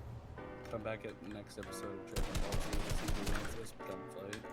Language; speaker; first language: English; native; English